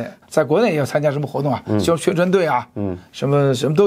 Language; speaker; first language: Chinese; native; Chinese